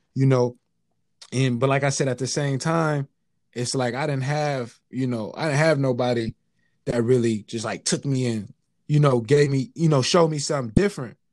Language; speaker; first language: English; native; English